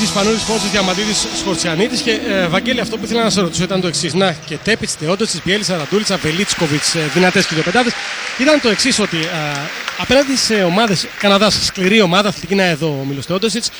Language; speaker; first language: Greek; native; Greek